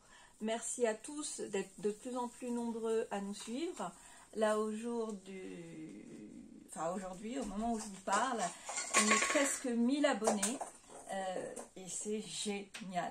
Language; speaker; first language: French; native; French